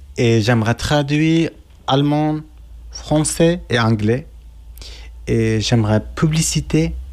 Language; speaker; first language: French; non-native, learner; Kurdish